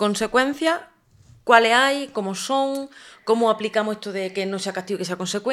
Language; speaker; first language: Spanish; native; Spanish